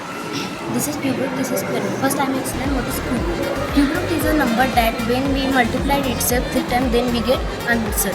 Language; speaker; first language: English; non-native, learner; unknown